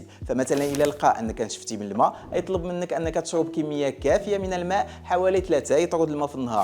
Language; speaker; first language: Arabic; native; Arabic